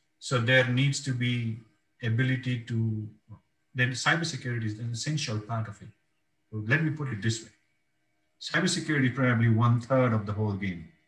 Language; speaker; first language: English; non-native, local second language; Bangla